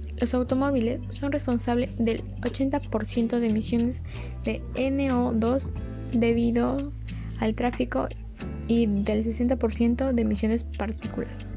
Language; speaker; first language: Spanish; native; Spanish